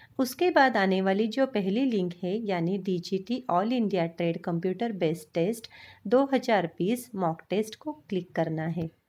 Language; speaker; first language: Hindi; non-native, local second language; Marathi